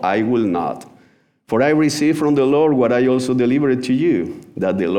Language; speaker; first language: English; non-native, fluent; Spanish